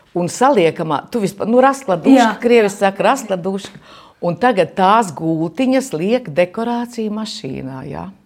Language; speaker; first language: Latvian; native; Latvian